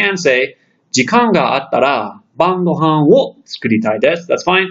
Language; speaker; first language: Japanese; non-native, fluent; English